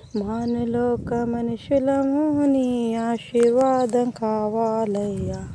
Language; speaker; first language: Telugu; native; Telugu